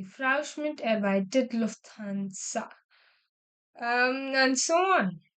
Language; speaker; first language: German; non-native, fluent; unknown